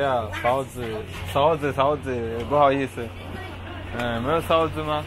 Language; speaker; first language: Chinese; non-native, learner; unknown